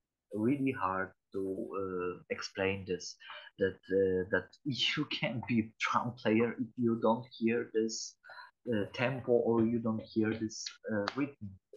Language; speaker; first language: English; non-native, learner; Polish